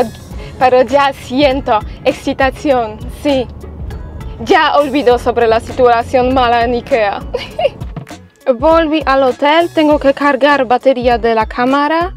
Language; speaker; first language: Spanish; non-native, fluent; Polish